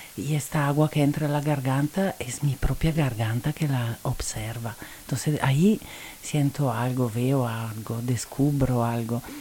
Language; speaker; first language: Spanish; non-native, fluent; Italian